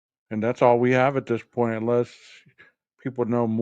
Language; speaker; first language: English; native; English